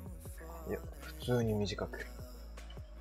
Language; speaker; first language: Japanese; native; Japanese